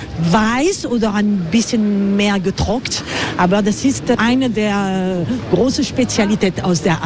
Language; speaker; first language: German; non-native, learner; French